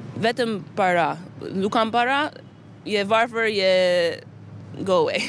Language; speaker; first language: Albanian; non-native, learner; English